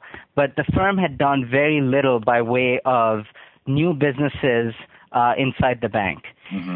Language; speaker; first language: English; non-native, local second language; Urdu